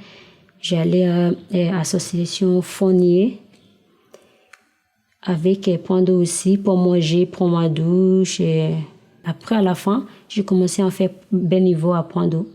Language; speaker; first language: French; non-native, learner; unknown